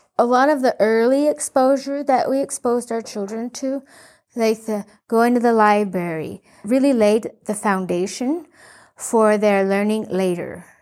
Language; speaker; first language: English; early bilingual, other home language; Spanish